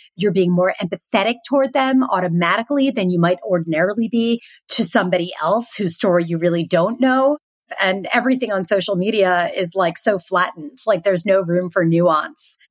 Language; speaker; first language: English; native; English